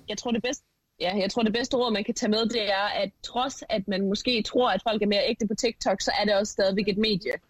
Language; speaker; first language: Danish; native; Danish